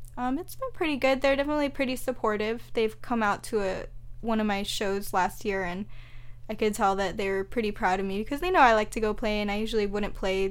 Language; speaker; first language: English; native; English